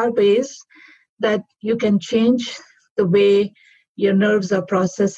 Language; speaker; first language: English; non-native, local second language; Urdu